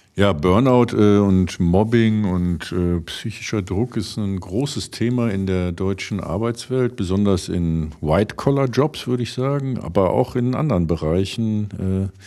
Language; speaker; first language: German; native; German